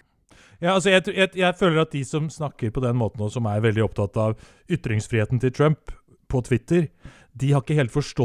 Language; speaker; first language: Norwegian; native; Norwegian